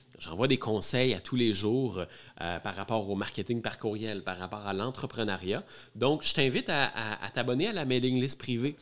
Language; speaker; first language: French; native; French